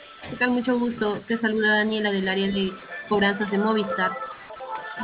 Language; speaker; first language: Spanish; native; Spanish